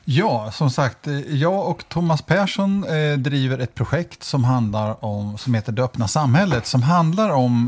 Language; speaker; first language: Swedish; native; Swedish